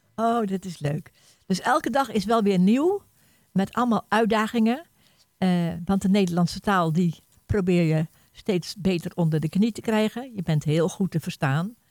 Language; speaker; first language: Dutch; native; Dutch